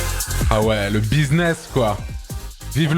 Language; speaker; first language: French; native; French